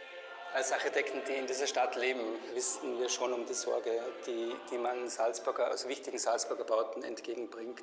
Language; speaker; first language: German; native; German